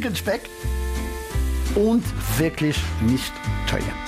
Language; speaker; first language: German; early bilingual, heritage; French